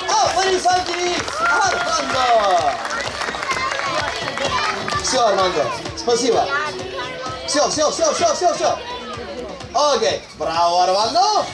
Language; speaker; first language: Russian; non-native, learner; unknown